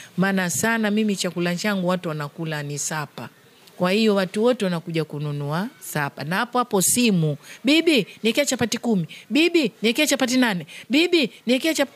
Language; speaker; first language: Swahili; native; Swahili